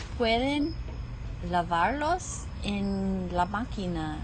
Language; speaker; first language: Spanish; non-native, fluent; English